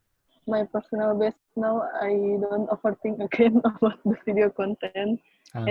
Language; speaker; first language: English; non-native, learner; Indonesian